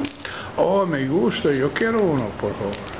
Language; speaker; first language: Spanish; non-native, learner; English